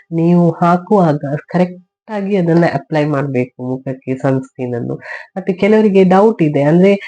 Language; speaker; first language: Kannada; non-native, local second language; Tulu